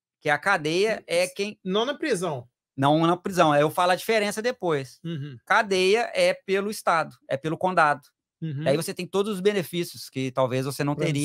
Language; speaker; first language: Portuguese; native; Portuguese